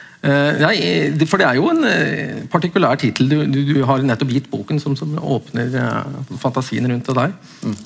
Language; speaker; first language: Norwegian; native; Norwegian